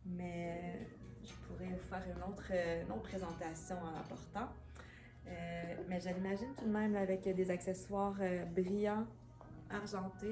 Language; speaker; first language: French; native; French